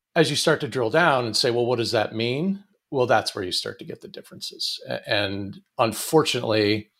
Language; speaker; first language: English; native; English